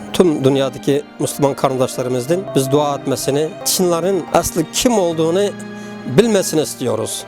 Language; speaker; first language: Turkish; non-native, fluent; Uyghur